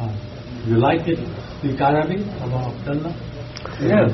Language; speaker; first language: English; non-native, learner; Arabic